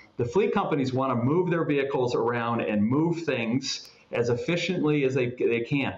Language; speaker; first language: English; native; English